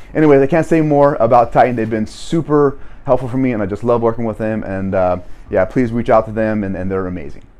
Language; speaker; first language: English; native; English